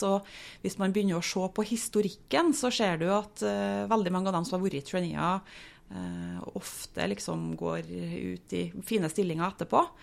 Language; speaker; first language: Norwegian; native; Norwegian